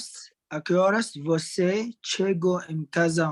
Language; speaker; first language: Portuguese; non-native, learner; Arabic